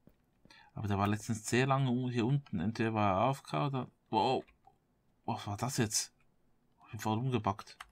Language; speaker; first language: German; native; German